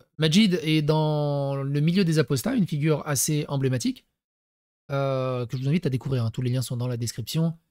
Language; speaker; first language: French; early bilingual, other home language; Serbian